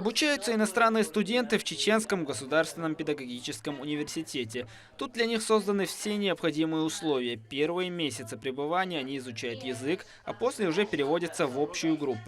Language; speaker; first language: Russian; native; Russian